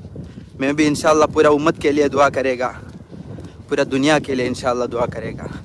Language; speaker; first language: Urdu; non-native, learner; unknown